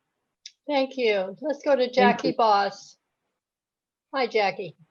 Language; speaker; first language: English; native; English